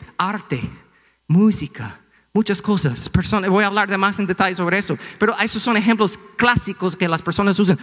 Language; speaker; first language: Spanish; non-native, fluent; English